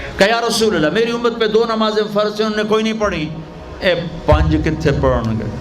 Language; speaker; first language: Urdu; non-native, local second language; Punjabi